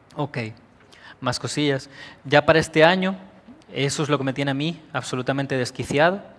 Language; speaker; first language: Spanish; native; Spanish